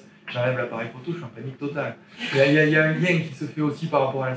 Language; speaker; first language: French; native; French